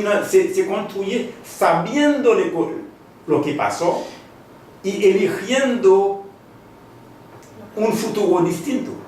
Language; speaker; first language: Spanish; non-native, fluent; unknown